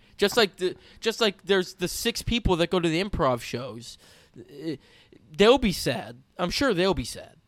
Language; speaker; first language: English; native; English